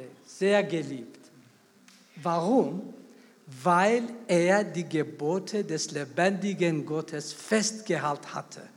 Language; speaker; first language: German; non-native, fluent; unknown